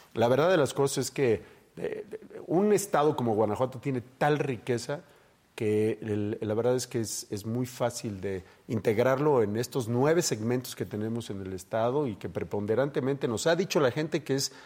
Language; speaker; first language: Spanish; native; Spanish